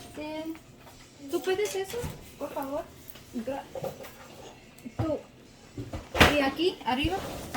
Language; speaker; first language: Spanish; non-native, learner; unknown